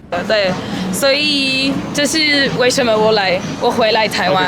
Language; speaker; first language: Chinese; non-native, learner; German